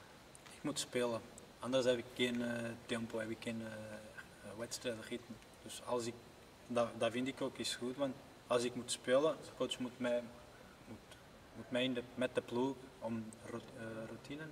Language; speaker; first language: Dutch; non-native, learner; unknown